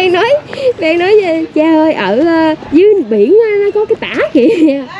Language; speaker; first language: Vietnamese; native; Vietnamese